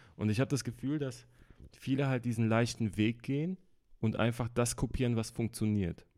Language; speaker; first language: German; early bilingual, other home language; Turkish